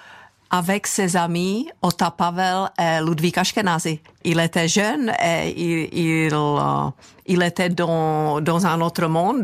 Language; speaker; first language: French; non-native, fluent; Czech